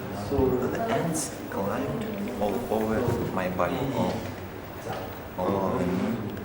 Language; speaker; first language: English; non-native, learner; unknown